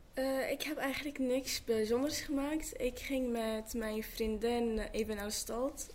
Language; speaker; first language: Dutch; early bilingual, other home language; Arabic